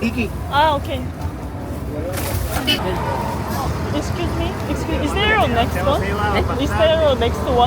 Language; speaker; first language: English; non-native, learner; Korean